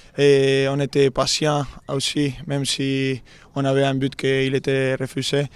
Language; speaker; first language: French; non-native, fluent; Spanish